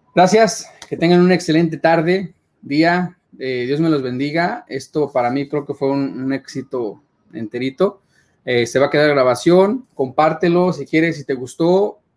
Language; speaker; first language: Spanish; native; Spanish